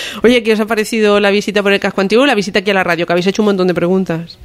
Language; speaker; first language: Spanish; native; Spanish